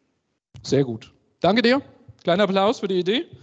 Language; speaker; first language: German; native; German